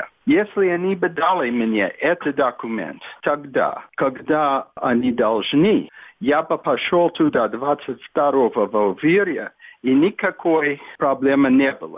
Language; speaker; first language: Russian; non-native, fluent; English